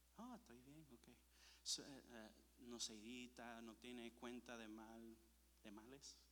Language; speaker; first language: Spanish; early bilingual, heritage; Spanish